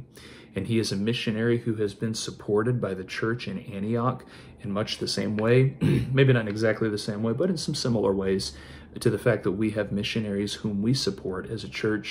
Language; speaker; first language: English; native; English